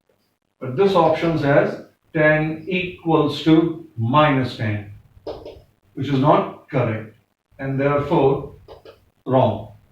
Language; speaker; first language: English; non-native, local second language; Hindi